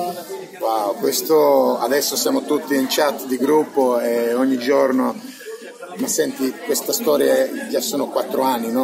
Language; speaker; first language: Italian; non-native, fluent; Serbian